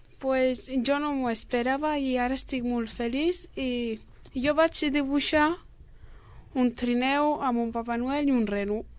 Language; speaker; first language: Catalan; early bilingual, other home language; Arabic